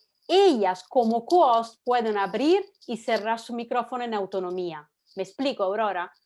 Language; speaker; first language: Spanish; non-native, fluent; Italian